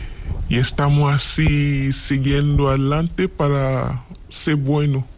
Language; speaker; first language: Spanish; non-native, learner; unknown